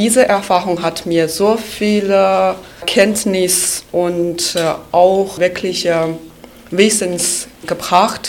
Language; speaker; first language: German; non-native, fluent; Chinese